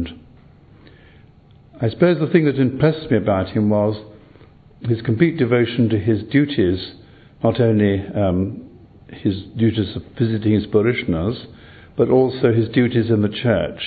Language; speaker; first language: English; native; English